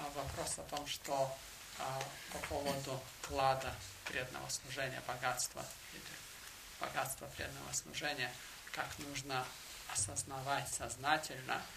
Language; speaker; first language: Russian; native; Russian